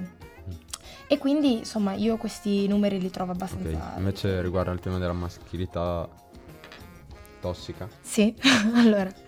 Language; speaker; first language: Italian; native; Italian